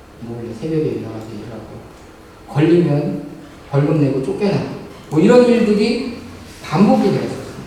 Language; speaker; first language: Korean; native; Korean